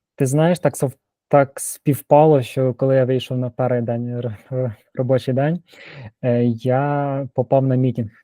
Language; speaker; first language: Ukrainian; native; Ukrainian